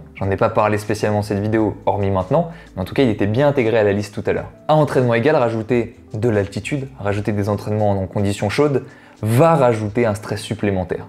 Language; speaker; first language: French; native; French